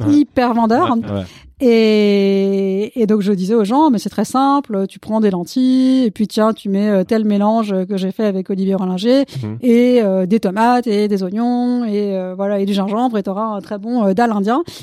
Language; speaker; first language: French; non-native, fluent; Malayalam